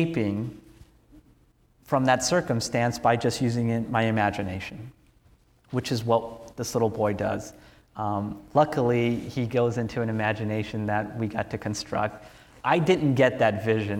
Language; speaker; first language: English; native; English